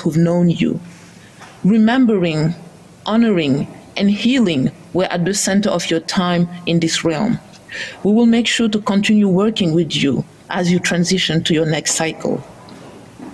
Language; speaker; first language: English; non-native, fluent; Wolof